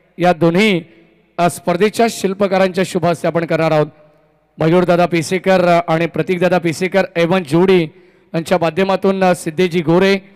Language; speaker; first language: Marathi; native; Marathi